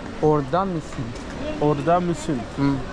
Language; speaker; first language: Turkish; non-native, learner; English